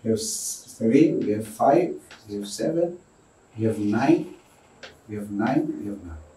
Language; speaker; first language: English; non-native, local second language; Swahili